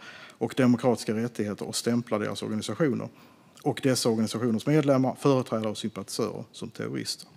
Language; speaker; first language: Swedish; native; Swedish